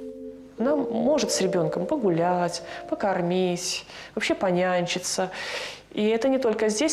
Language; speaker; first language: Russian; native; Russian